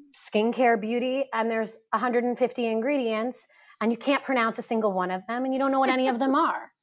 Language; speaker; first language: English; native; English